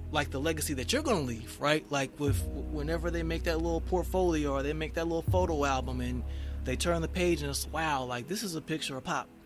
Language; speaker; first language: English; native; English